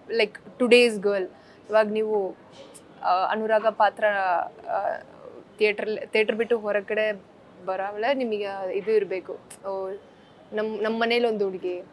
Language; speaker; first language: Kannada; early bilingual, heritage; Kannada